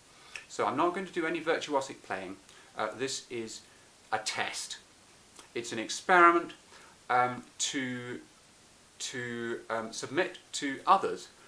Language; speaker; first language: English; native; English